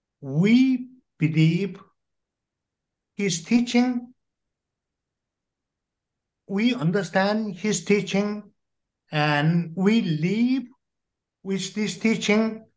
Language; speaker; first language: English; non-native, learner; Korean